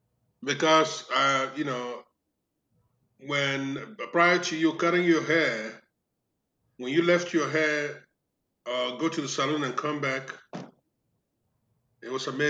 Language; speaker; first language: English; non-native, local second language; Igbo